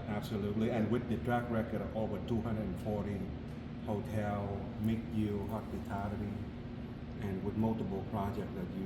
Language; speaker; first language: English; non-native, fluent; Vietnamese